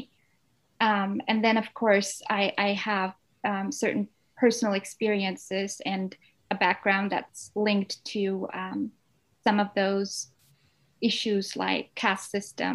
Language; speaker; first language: English; non-native, fluent; Danish